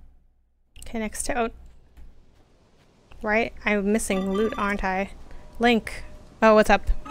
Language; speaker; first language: English; native; English